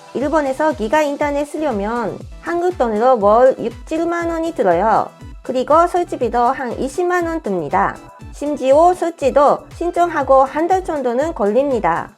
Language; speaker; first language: Korean; non-native, fluent; Japanese